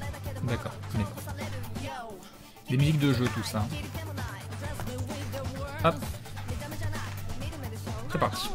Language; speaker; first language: French; native; French